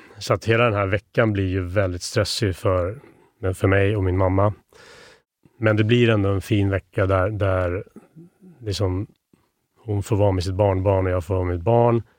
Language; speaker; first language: Swedish; native; Swedish